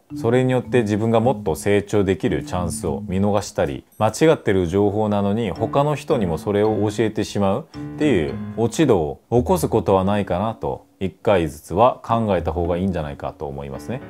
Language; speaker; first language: Japanese; non-native, fluent; Korean